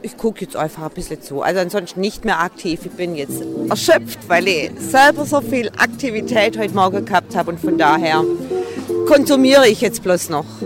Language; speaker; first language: German; native; German